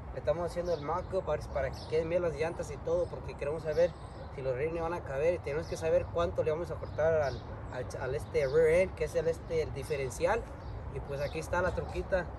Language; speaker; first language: Spanish; early bilingual, heritage; Spanish